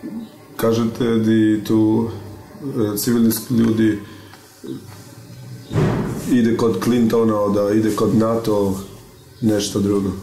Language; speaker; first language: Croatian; non-native, local second language; Albanian